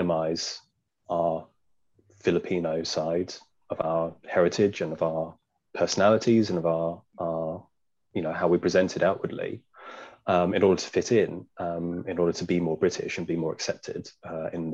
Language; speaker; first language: English; native; English